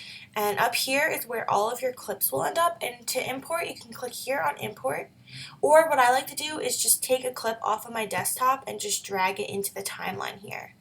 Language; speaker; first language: English; native; English